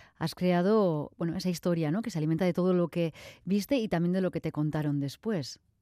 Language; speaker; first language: Spanish; native; Spanish